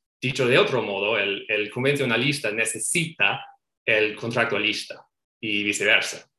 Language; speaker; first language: Spanish; non-native, fluent; English